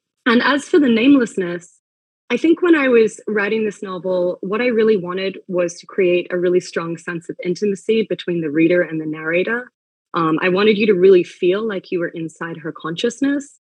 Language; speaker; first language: English; native; English